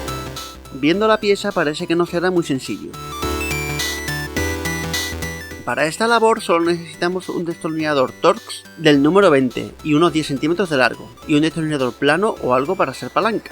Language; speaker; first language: Spanish; native; Spanish